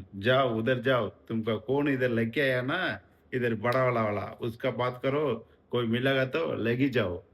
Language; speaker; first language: Hindi; non-native, local second language; Tamil